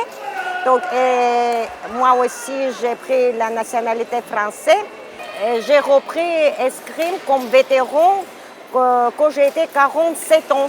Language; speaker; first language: French; non-native, learner; Armenian